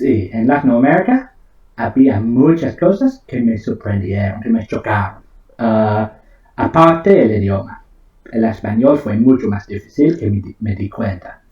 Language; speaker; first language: Spanish; non-native, fluent; English